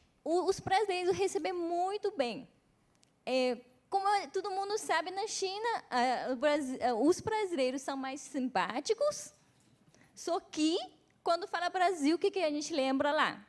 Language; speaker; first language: Portuguese; non-native, fluent; Chinese